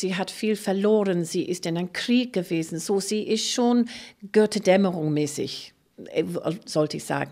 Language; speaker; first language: German; non-native, fluent; English